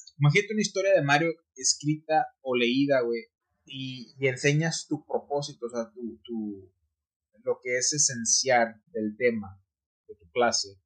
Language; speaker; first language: Spanish; early bilingual, heritage; Spanish